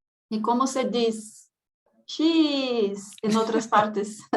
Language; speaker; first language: Spanish; non-native, fluent; Portuguese